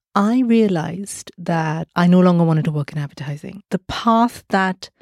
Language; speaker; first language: English; non-native, local second language; Malayalam